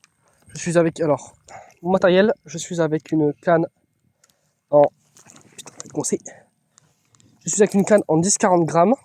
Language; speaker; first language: French; native; French